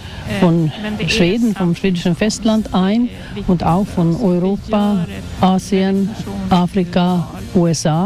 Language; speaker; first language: German; non-native, fluent; Swedish